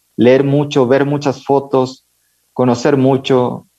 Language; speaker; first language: Spanish; native; Spanish